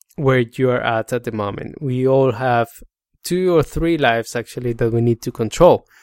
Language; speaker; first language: English; non-native, fluent; Spanish